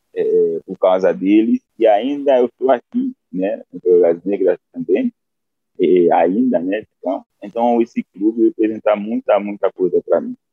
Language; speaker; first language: Portuguese; non-native, fluent; Haitian Creole